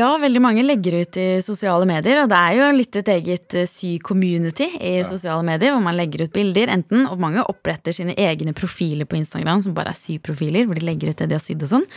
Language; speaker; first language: Norwegian; native; Norwegian